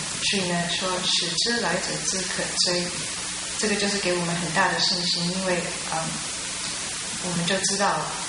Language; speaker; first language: Chinese; early bilingual, heritage; Chinese